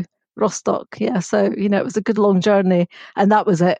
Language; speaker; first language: English; native; English